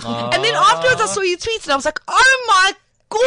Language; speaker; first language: English; native; English